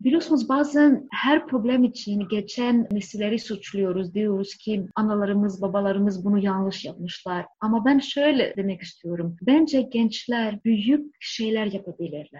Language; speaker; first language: Turkish; non-native, fluent; Greek